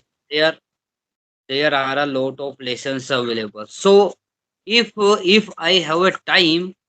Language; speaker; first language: English; non-native, learner; Hindi